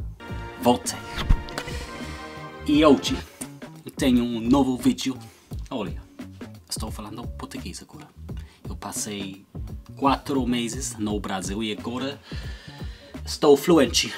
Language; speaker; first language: Portuguese; non-native, learner; English